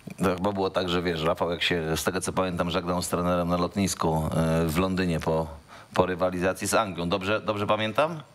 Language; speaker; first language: Polish; native; Polish